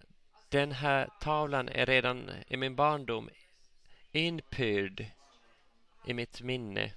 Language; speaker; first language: Swedish; non-native, local second language; Finnish